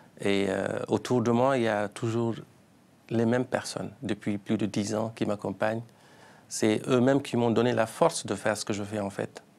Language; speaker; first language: French; non-native, local second language; Fula